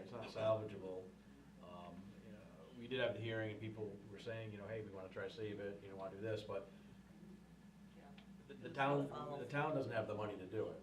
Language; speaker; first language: English; native; English